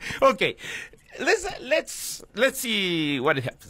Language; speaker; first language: English; non-native, fluent; Spanish